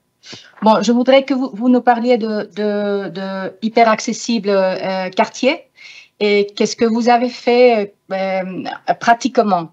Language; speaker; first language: French; non-native, fluent; Spanish